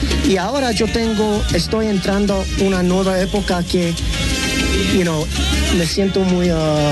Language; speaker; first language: Spanish; early bilingual, heritage; English